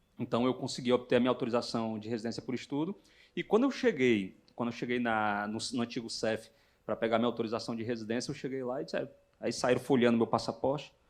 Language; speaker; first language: Portuguese; native; Portuguese